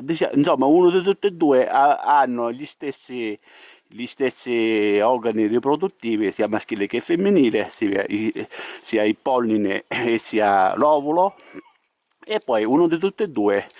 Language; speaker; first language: Italian; native; Italian